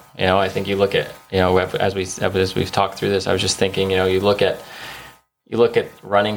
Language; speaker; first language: English; native; English